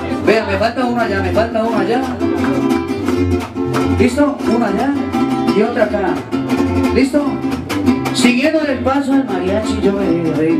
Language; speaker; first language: Spanish; native; Spanish